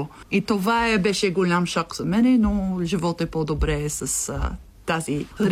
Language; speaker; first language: Bulgarian; non-native, learner; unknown